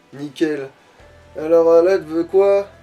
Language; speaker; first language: French; native; French